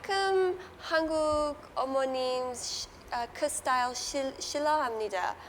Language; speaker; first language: Korean; non-native, learner; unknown